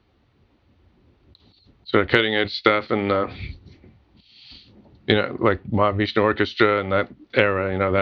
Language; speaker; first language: English; native; English